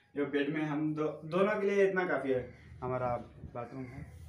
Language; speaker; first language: Hindi; non-native, local second language; Urdu